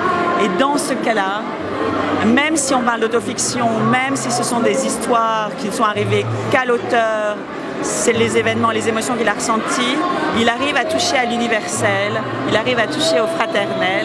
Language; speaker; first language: French; native; French